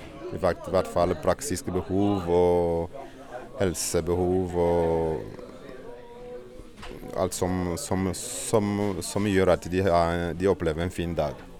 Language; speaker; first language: Norwegian; non-native, fluent; Portuguese